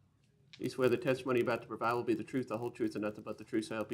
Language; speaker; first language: English; native; English